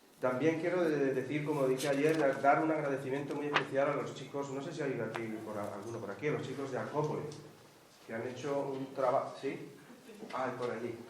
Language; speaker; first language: Spanish; native; Spanish